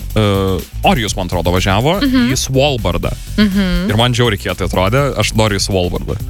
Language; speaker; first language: Lithuanian; native; Lithuanian